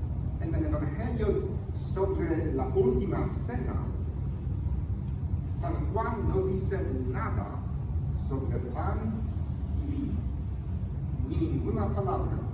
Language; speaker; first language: Spanish; non-native, fluent; Polish